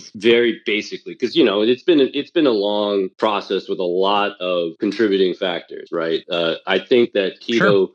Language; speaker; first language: English; early bilingual, other home language; Chinese